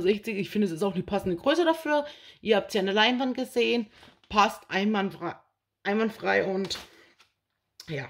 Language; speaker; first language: German; native; German